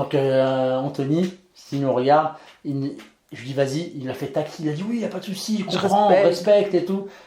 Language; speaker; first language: French; native; French